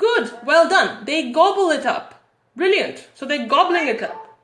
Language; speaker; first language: English; native; English